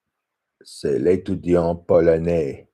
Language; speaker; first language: French; non-native, learner; English